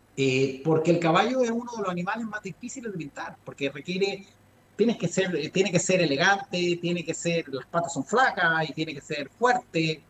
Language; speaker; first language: Spanish; native; Spanish